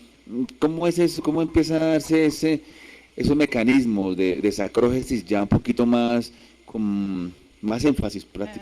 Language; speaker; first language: Spanish; native; Spanish